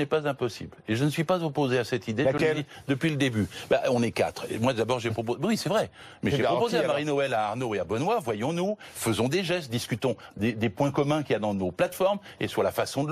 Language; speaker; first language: French; native; French